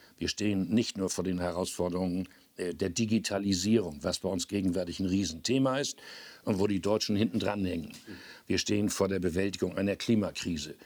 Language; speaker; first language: German; native; German